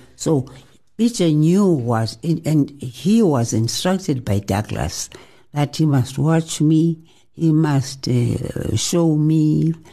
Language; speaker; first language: English; non-native, local second language; Xhosa